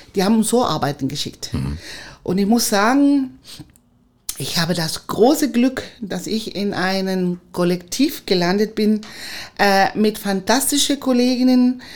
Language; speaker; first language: German; non-native, fluent; Spanish